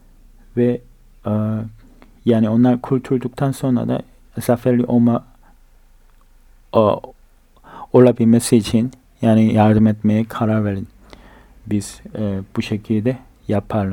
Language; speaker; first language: Turkish; non-native, fluent; Korean